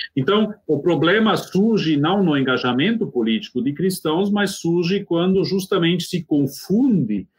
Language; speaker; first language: Portuguese; non-native, fluent; Swiss German